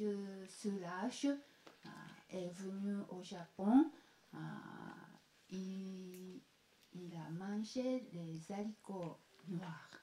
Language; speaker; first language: French; non-native, fluent; Japanese